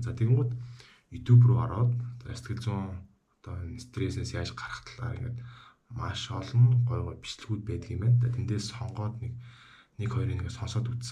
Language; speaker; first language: Mongolian; native; Mongolian